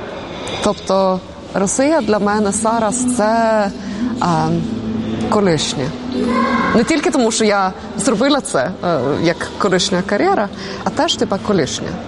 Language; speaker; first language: Ukrainian; non-native, fluent; Swedish